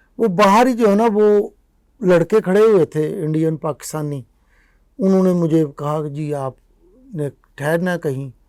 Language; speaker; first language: Urdu; non-native, local second language; Punjabi